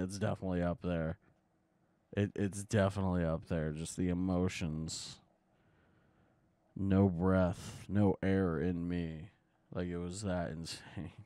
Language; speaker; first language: English; native; English